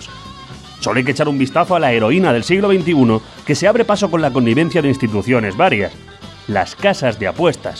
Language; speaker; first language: Spanish; native; Spanish